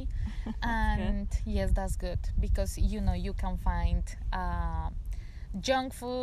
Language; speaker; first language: English; non-native, learner; Spanish